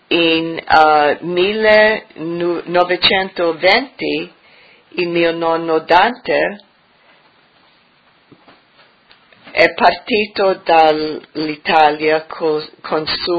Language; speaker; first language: Italian; early bilingual, heritage; English